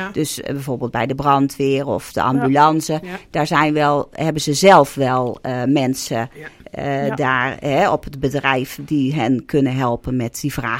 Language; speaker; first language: Dutch; native; Dutch